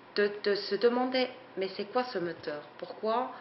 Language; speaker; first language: French; non-native, fluent; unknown